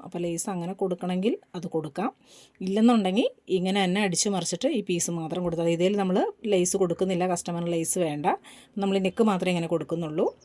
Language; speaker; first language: Malayalam; native; Malayalam